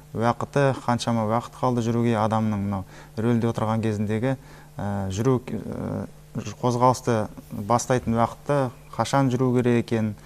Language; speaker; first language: Kazakh; native; Kazakh